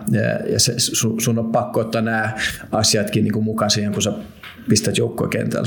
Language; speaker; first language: Finnish; non-native, local second language; Swedish